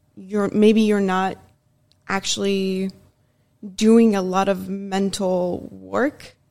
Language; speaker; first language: English; early bilingual, other home language; Persian